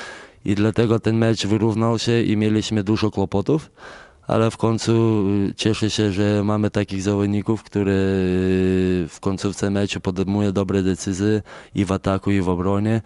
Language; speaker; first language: Polish; non-native, fluent; Lithuanian